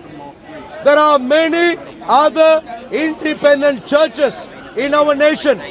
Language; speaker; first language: English; non-native, fluent; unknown